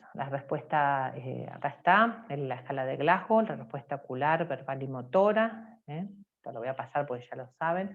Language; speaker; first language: Spanish; native; Spanish